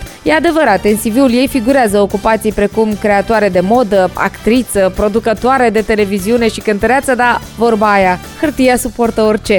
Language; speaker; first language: Romanian; native; Romanian